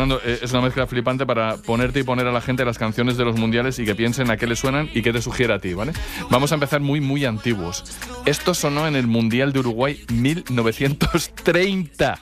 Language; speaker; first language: Spanish; native; Spanish